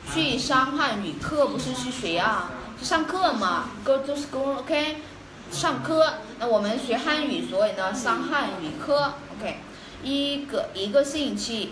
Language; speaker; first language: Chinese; non-native, fluent; Vietnamese